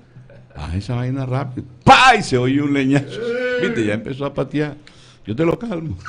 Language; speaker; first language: Spanish; native; Spanish